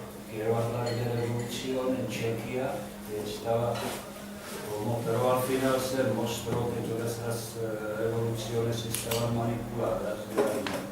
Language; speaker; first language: Spanish; non-native, learner; Czech